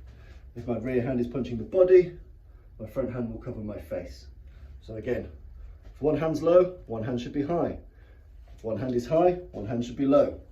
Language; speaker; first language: English; native; English